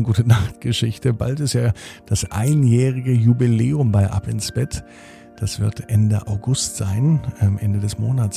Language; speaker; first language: German; native; German